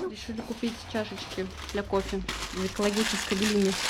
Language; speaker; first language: Russian; native; Russian